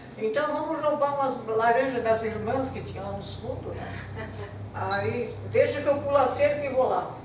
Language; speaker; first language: Portuguese; non-native, local second language; German